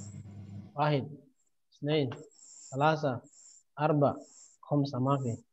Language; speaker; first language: Arabic; non-native, fluent; Indonesian